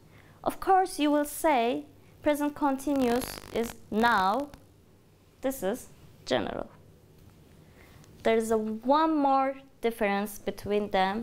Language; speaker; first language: English; non-native, fluent; Turkish